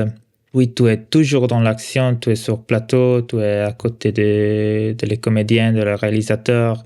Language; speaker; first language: French; non-native, local second language; Italian